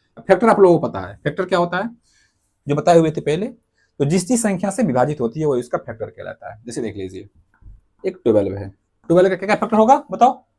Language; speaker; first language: Hindi; native; Hindi